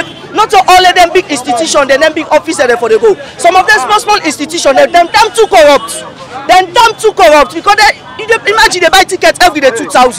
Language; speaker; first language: English; non-native, local second language; Krio